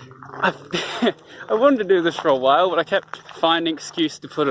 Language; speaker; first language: English; native; English